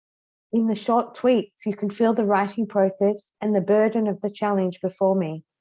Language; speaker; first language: English; non-native, fluent; Hebrew